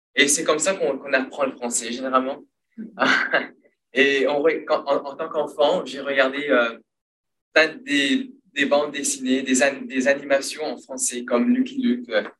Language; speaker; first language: French; non-native, local second language; Morisyen